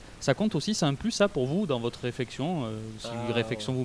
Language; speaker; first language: French; native; French